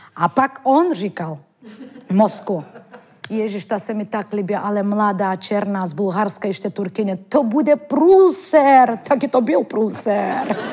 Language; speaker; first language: Czech; non-native, fluent; Turkish